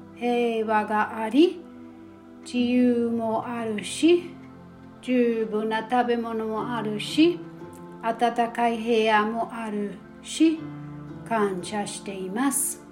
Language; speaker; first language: Japanese; non-native, fluent; German